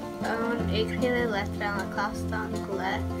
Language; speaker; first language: French; non-native, learner; English